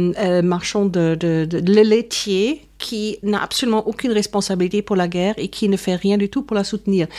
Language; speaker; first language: French; non-native, fluent; German